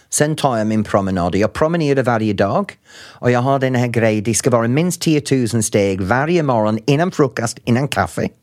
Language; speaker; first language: Swedish; non-native, fluent; English